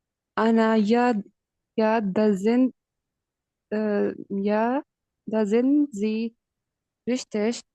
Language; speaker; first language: German; non-native, learner; Hindi